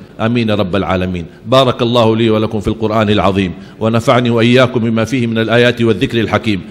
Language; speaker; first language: Malay; non-native, fluent; Arabic